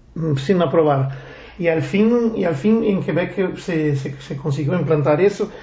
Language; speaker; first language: Spanish; non-native, fluent; Portuguese